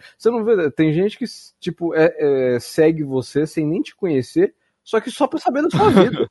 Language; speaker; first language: Portuguese; native; Portuguese